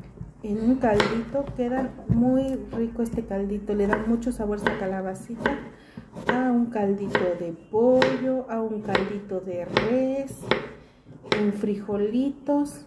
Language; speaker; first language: Spanish; native; Spanish